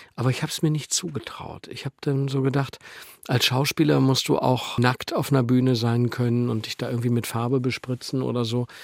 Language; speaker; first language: German; native; German